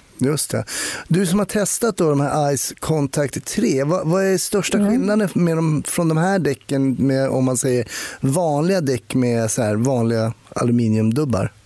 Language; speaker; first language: Swedish; native; Swedish